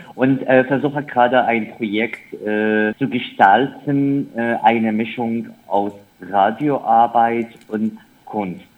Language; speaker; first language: German; non-native, fluent; Arabic